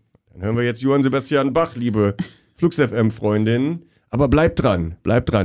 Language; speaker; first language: German; native; German